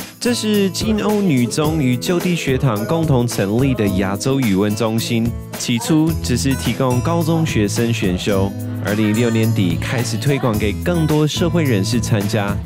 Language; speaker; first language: Chinese; native; Chinese